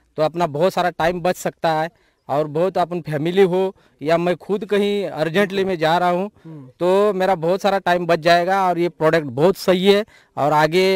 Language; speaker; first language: Hindi; non-native, local second language; Marathi